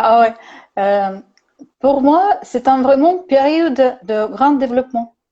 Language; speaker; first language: French; non-native, learner; Russian